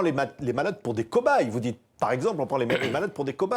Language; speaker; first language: French; native; French